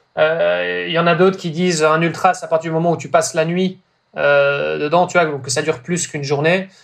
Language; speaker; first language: French; native; French